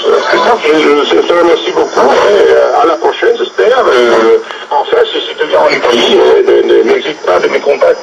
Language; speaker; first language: French; non-native, fluent; Italian